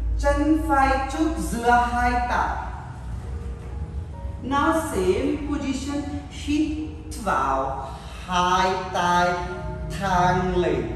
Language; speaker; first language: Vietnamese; non-native, learner; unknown